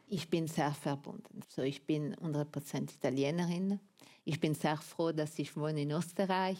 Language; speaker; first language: German; non-native, fluent; Italian